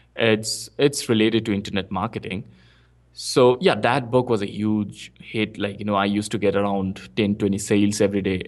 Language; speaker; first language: English; non-native, local second language; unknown